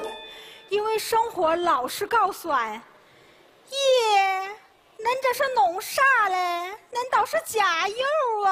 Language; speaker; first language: Chinese; native; Chinese